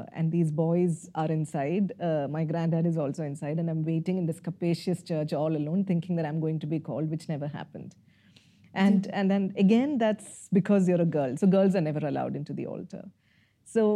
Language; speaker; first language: English; non-native, local second language; Malayalam